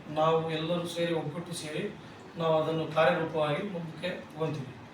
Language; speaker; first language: Kannada; non-native, local second language; Lambadi